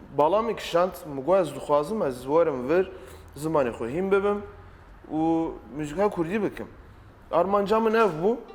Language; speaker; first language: Kurdish; non-native, local second language; Turkish